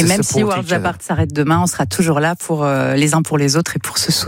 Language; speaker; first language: French; native; French